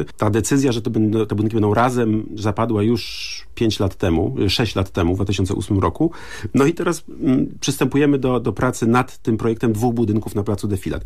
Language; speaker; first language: Polish; native; Polish